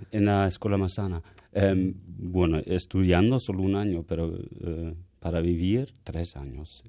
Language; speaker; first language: Spanish; non-native, fluent; German